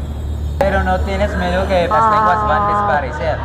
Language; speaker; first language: Spanish; non-native, learner; Filipino